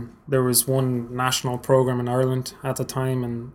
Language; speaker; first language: English; native; English